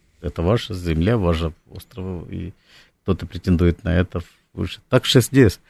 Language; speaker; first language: Russian; non-native, fluent; Malayalam